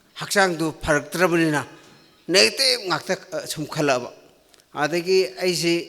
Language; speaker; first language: Manipuri; non-native, local second language; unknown